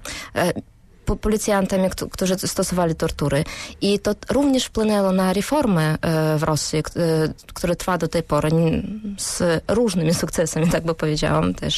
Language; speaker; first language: Polish; non-native, fluent; Russian